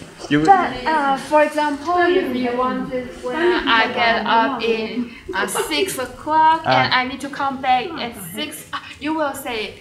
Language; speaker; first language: English; non-native, learner; Burmese